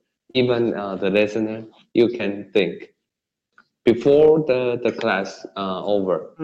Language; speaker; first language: English; non-native, learner; Chinese